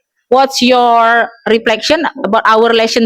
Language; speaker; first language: English; non-native, learner; Indonesian